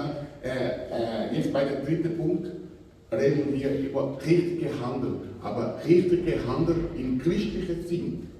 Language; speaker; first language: German; non-native, fluent; Portuguese